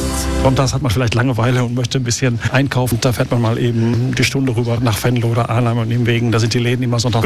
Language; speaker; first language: German; native; German